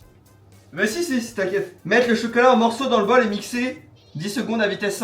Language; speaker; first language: French; native; French